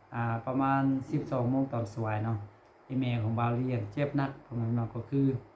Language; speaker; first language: Lao; non-native, local second language; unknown